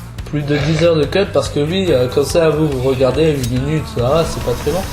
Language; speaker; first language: French; native; French